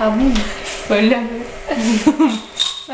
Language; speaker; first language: French; native; French